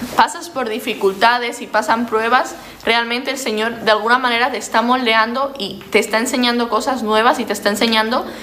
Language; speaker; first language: Spanish; native; Spanish